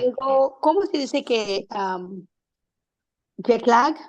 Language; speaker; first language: Spanish; non-native, learner; English